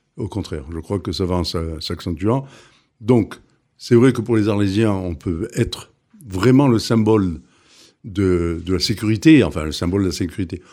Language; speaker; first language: French; native; French